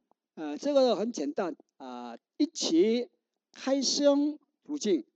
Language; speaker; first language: Chinese; non-native, learner; Korean